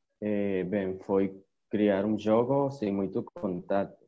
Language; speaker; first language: Portuguese; non-native, learner; Spanish